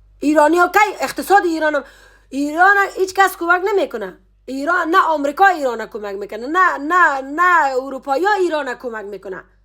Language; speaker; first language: Persian; native; Persian